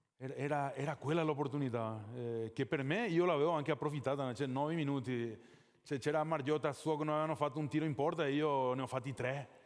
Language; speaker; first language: Italian; non-native, fluent; Spanish